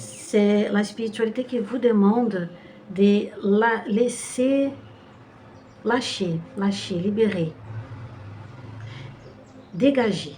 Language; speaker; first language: French; non-native, fluent; Portuguese